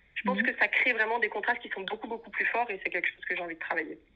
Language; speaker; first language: French; native; French